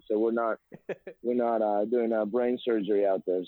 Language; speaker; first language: English; non-native, fluent; Spanish